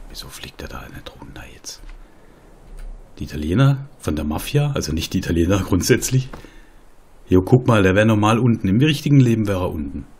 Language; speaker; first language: German; native; German